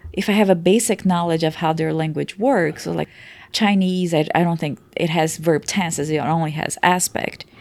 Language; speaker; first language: English; non-native, fluent; Portuguese